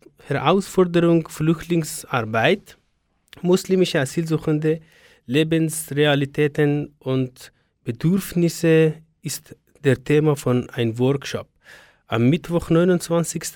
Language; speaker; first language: German; non-native, learner; Persian